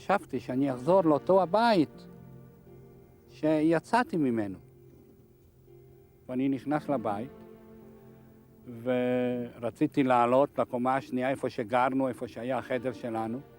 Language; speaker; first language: Hebrew; non-native, fluent; Hungarian